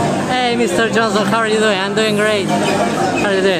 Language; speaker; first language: English; non-native, fluent; Spanish